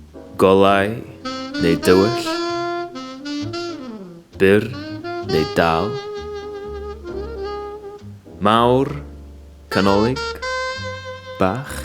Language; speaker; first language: Welsh; non-native, learner; English